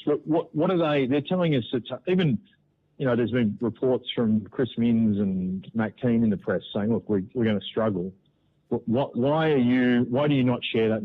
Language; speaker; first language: English; native; English